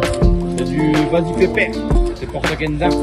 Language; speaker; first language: French; native; French